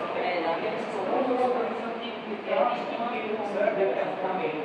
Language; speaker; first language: Portuguese; native; Portuguese